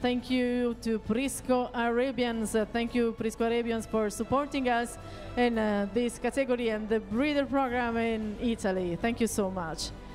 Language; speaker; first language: English; non-native, fluent; Italian